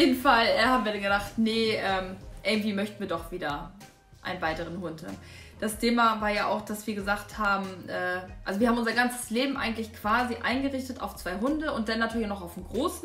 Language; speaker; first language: German; native; German